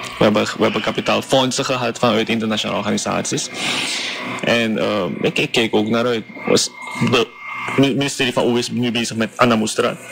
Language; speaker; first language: Dutch; non-native, fluent; Chinese